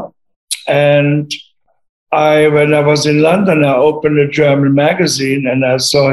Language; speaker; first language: English; non-native, fluent; German